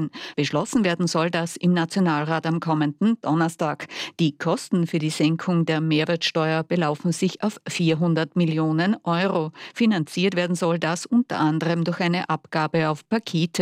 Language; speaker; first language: German; native; German